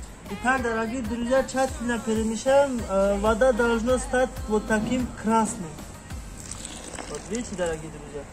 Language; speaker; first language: Russian; non-native, local second language; Tajik